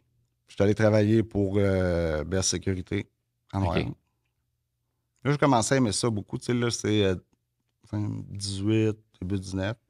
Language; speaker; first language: French; native; French